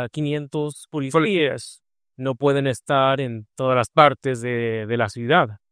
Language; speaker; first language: Spanish; early bilingual, heritage; Spanish